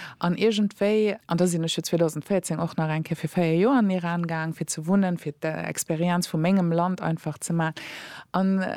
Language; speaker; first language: Luxembourgish; early bilingual, other home language; German